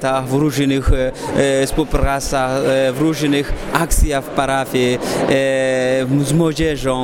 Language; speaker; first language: Polish; non-native, fluent; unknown